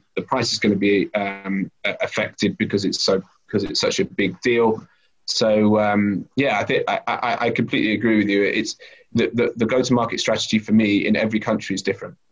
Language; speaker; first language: English; native; English